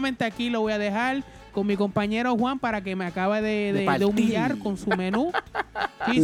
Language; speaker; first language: Spanish; native; Spanish